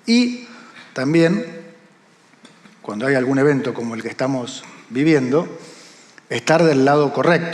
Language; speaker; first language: Spanish; native; Spanish